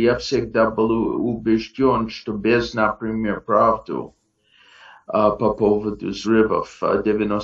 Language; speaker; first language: Russian; non-native, fluent; English